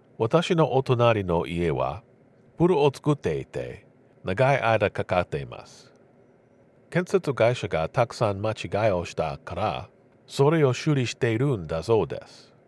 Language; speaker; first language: Japanese; non-native, learner; English